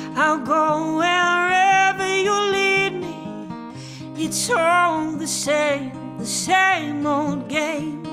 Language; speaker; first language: English; native; English